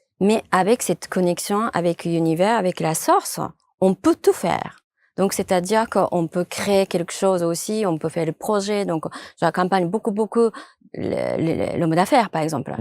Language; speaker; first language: French; non-native, fluent; Japanese